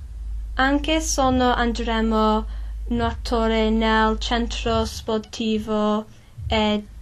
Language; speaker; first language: Italian; non-native, learner; English